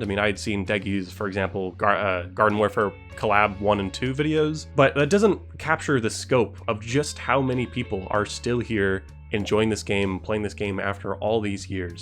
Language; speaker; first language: English; native; English